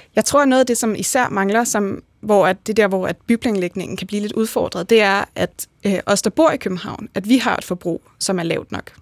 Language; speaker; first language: Danish; native; Danish